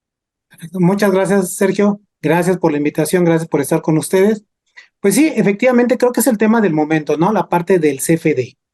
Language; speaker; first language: Spanish; native; Spanish